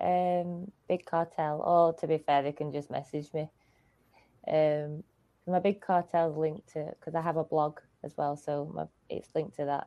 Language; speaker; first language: English; native; English